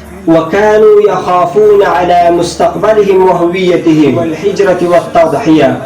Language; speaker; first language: Arabic; non-native, learner; Urdu